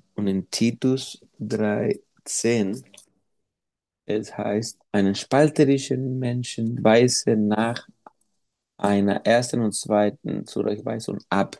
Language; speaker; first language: German; non-native, fluent; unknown